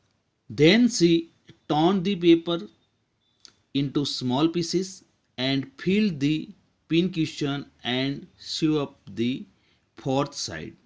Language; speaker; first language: English; non-native, local second language; Gujarati